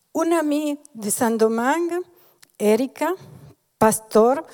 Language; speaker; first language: French; non-native, fluent; Spanish